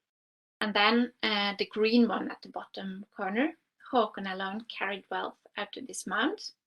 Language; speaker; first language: English; non-native, fluent; Norwegian